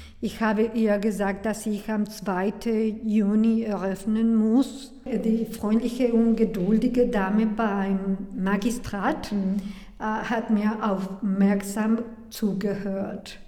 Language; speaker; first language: German; non-native, learner; Spanish